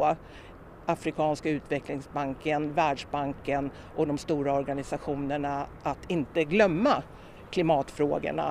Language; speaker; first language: Swedish; native; Swedish